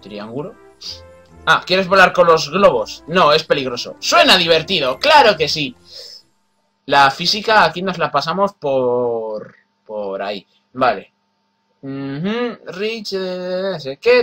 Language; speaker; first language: Spanish; native; Spanish